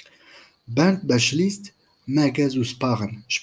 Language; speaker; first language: German; non-native, fluent; Turkish